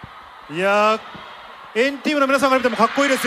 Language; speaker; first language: Japanese; native; Japanese